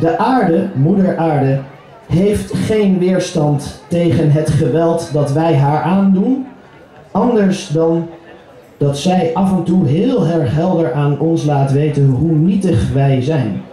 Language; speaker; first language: Dutch; native; Dutch